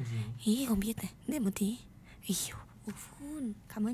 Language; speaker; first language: Vietnamese; non-native, learner; Indonesian